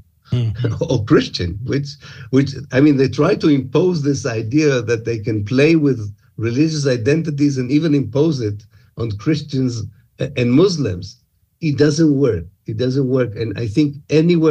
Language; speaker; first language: English; non-native, fluent; Hebrew